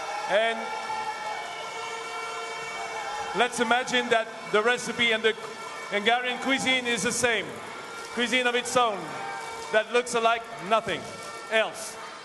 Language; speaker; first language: English; non-native, fluent; French